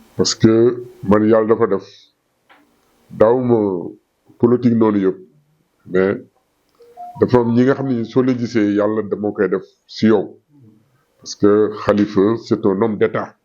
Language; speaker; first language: Wolof; non-native, local second language; Fula